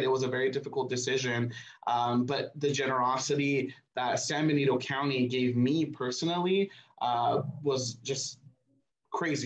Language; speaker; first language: English; early bilingual, other home language; Spanish